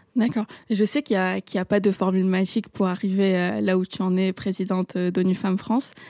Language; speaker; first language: French; non-native, local second language; Arabic